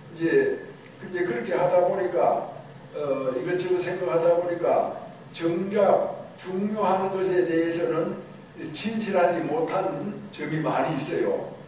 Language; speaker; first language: Korean; native; Korean